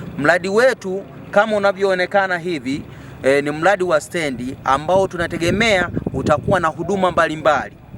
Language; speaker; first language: Swahili; native; Swahili